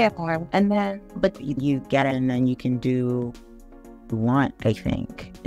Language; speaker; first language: English; native; English